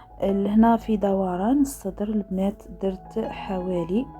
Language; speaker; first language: Arabic; native; Arabic